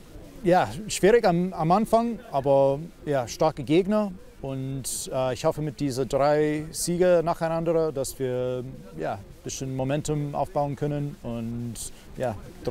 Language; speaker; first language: German; non-native, learner; English